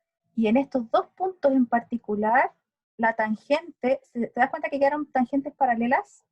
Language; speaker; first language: Spanish; native; Spanish